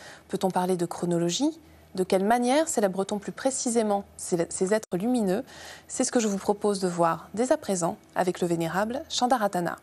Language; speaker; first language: French; native; French